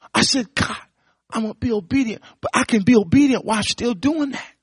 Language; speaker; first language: English; native; English